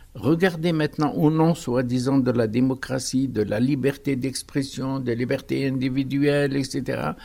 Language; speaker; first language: French; non-native, local second language; Arabic